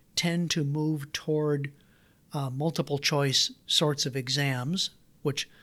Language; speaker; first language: English; native; English